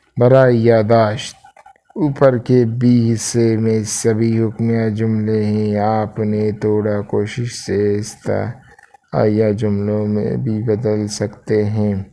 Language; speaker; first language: Urdu; native; Urdu